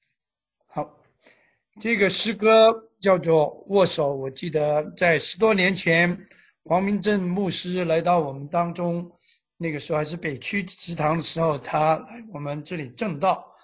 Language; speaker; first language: Chinese; native; Chinese